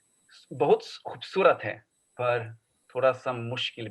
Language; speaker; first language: Hindi; non-native, learner; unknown